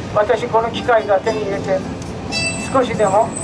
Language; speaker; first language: Japanese; non-native, fluent; Persian